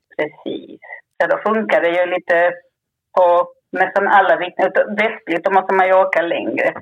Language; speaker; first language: Swedish; early bilingual, other home language; Spanish